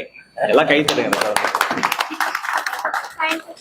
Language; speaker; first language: Tamil; native; Tamil